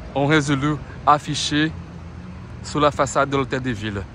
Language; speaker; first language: French; non-native, fluent; Portuguese